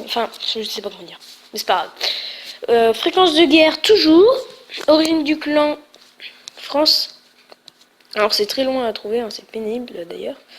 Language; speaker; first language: French; native; French